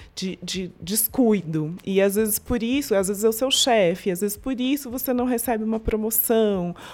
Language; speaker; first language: Portuguese; native; Portuguese